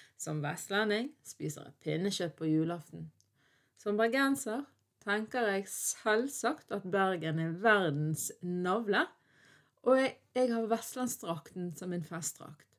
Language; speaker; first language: Norwegian; early bilingual, other home language; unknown